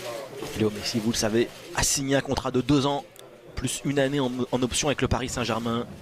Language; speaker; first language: French; native; French